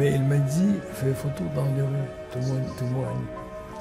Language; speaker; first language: French; non-native, fluent; Russian